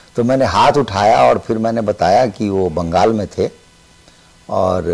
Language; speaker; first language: Hindi; native; Hindi